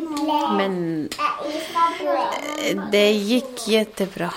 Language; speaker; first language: Swedish; non-native, learner; Arabic